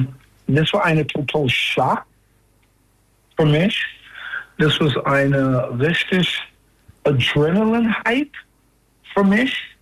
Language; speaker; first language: German; non-native, learner; English